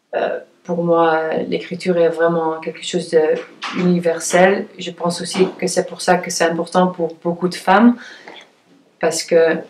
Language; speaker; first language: French; non-native, fluent; Dutch